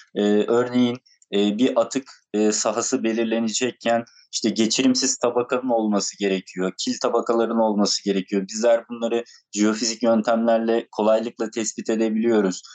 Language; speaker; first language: Turkish; native; Turkish